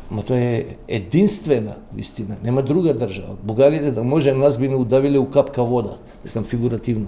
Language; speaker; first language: Macedonian; non-native, local second language; Albanian